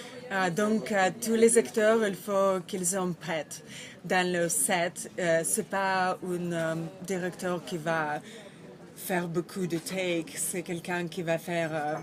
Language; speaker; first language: French; non-native, learner; Russian